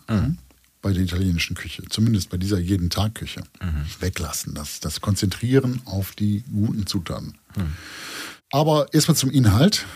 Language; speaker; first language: German; native; German